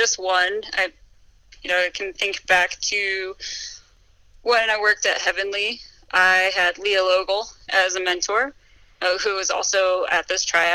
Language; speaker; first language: English; native; English